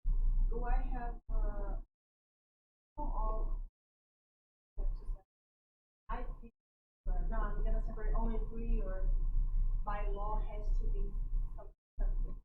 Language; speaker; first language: English; non-native, learner; Portuguese